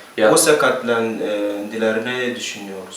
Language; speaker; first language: Turkish; non-native, learner; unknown